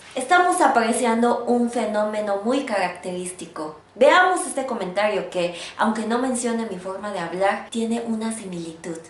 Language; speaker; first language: Spanish; native; Spanish